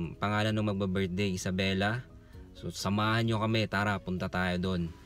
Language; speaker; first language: Filipino; non-native, local second language; Iloko